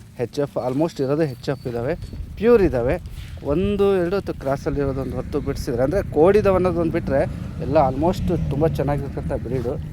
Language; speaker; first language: Kannada; native; Kannada